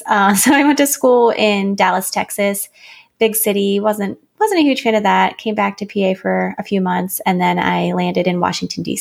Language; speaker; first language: English; native; English